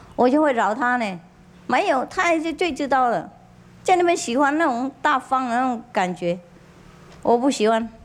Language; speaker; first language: Chinese; non-native, fluent; Vietnamese